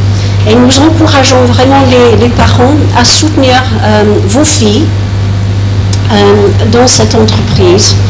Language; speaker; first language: French; non-native, fluent; English